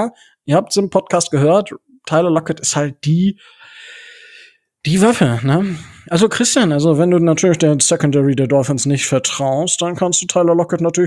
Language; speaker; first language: German; native; German